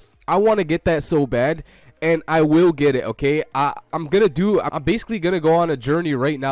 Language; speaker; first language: English; native; English